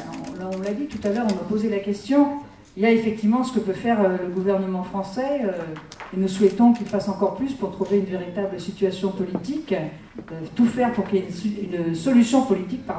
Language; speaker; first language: French; native; French